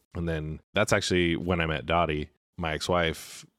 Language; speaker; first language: English; native; English